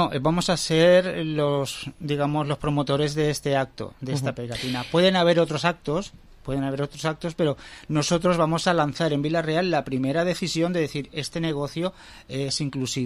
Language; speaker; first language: Spanish; native; Spanish